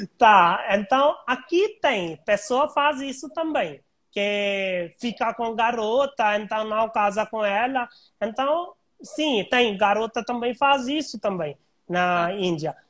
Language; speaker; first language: Portuguese; non-native, learner; Hindi